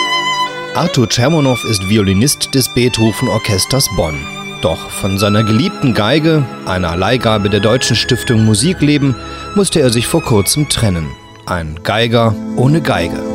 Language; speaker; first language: German; native; German